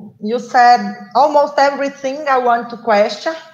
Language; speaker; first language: English; non-native, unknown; Portuguese